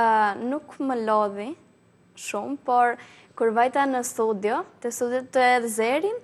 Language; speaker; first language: Albanian; early bilingual, heritage; Albanian